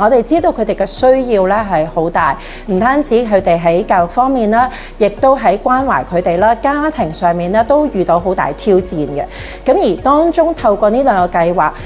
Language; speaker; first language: Cantonese; native; Cantonese